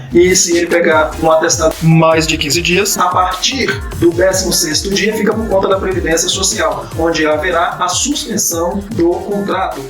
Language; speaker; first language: Portuguese; native; Portuguese